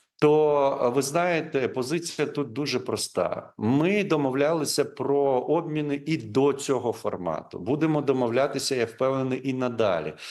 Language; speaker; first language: Ukrainian; non-native, local second language; Crimean Tatar